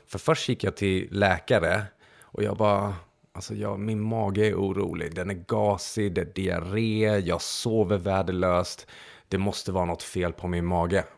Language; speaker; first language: Swedish; early bilingual, other home language; Hungarian